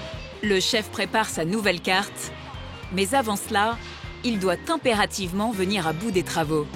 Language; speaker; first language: French; native; French